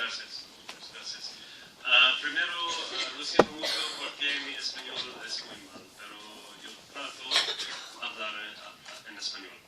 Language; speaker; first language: Spanish; non-native, learner; English